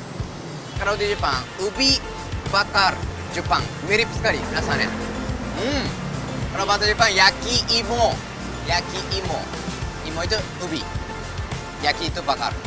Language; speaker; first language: Indonesian; non-native, learner; Japanese